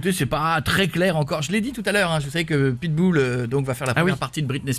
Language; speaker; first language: French; native; French